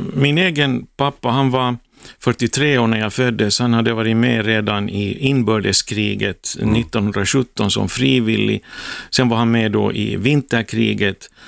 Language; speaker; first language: Swedish; native; Swedish